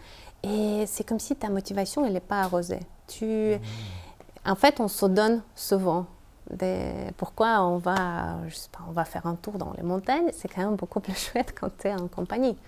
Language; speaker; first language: French; non-native, fluent; Russian